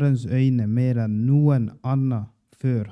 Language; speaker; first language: Norwegian; non-native, learner; Swahili